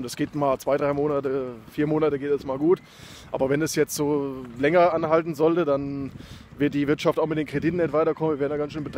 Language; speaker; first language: German; native; German